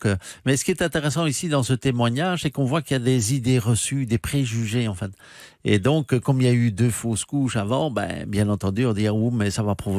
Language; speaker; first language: French; native; French